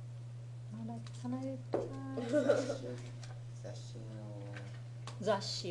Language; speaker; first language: Japanese; non-native, fluent; English